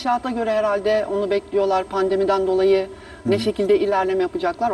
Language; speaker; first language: Turkish; native; Turkish